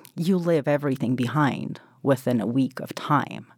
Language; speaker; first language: English; non-native, fluent; Ukrainian